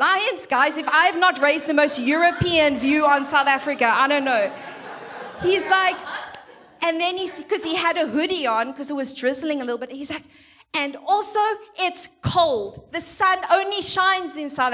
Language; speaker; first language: English; native; English